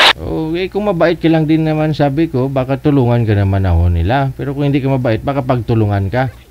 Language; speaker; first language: Filipino; native; Filipino